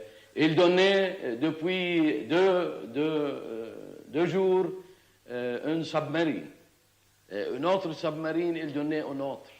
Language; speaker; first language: French; non-native, learner; Arabic